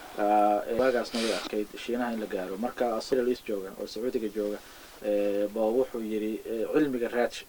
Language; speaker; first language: Somali; native; Somali